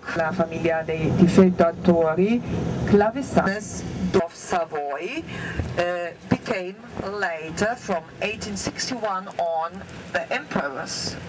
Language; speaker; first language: English; non-native, fluent; Italian